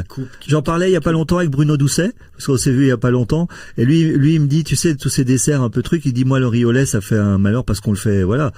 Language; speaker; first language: French; native; French